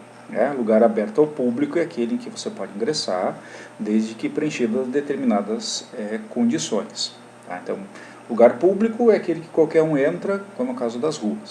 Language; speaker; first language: Portuguese; native; Portuguese